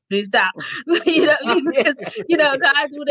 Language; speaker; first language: English; native; English